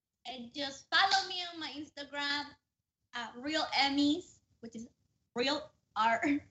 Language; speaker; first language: English; non-native, fluent; Spanish